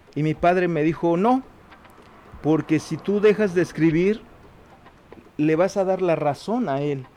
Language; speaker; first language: Spanish; non-native, local second language; Zapotec